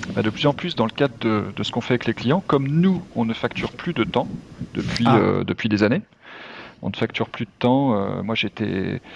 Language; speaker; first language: French; native; French